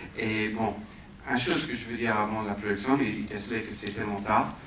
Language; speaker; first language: French; non-native, fluent; English